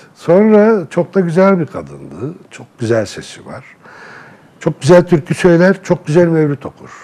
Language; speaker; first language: Turkish; non-native, local second language; Arabic